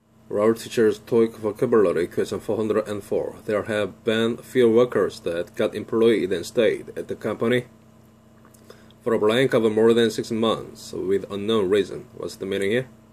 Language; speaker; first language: English; non-native, fluent; Korean